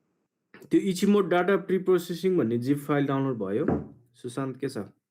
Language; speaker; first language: Nepali; native; Nepali